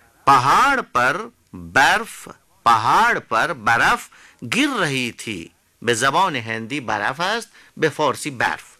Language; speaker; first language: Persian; non-native, fluent; Hindi